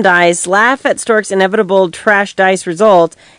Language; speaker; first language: English; native; English